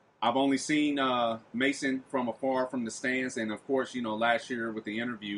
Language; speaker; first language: English; native; English